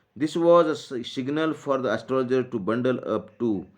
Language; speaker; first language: English; non-native, local second language; Marathi